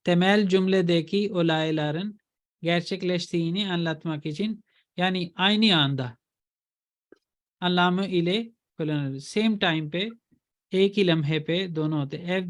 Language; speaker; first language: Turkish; non-native, fluent; Urdu